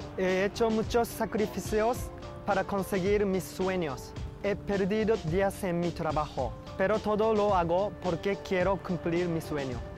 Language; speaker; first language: Spanish; non-native, learner; Japanese